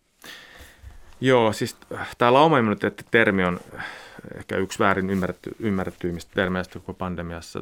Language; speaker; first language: Finnish; native; Finnish